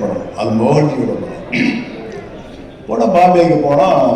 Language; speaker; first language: Tamil; native; Tamil